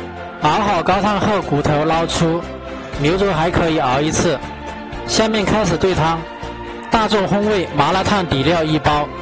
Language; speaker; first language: Chinese; native; Chinese